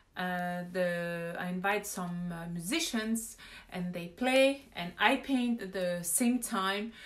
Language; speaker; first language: English; non-native, fluent; French